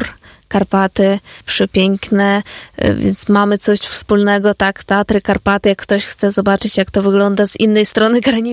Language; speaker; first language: Polish; non-native, fluent; Ukrainian